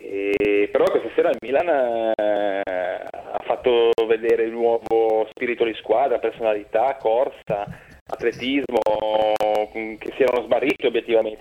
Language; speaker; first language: Italian; native; Italian